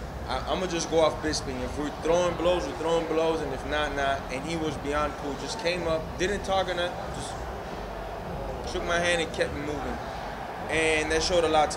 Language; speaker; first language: English; early bilingual, other home language; Spanish